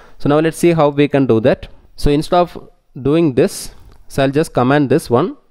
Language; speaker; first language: English; non-native, local second language; Tamil